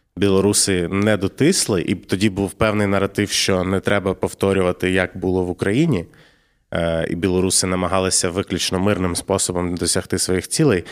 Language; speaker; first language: Ukrainian; native; Ukrainian